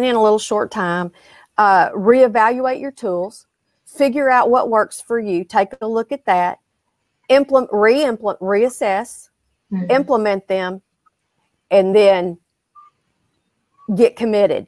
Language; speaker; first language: English; native; English